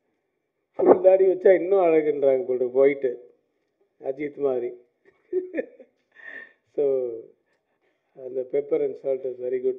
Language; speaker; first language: Tamil; native; Tamil